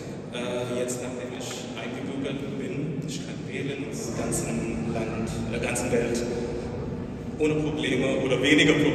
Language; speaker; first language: German; non-native, learner; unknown